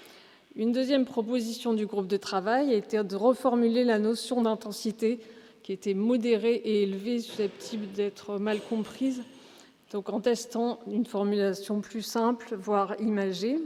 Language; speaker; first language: French; native; French